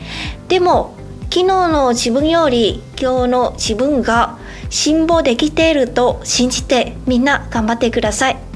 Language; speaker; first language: Japanese; non-native, learner; Vietnamese